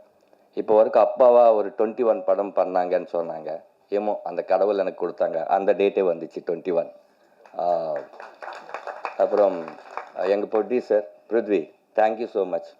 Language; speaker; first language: Tamil; non-native, learner; Telugu